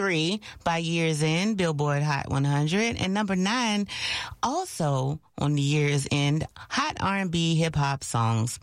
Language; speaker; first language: English; native; English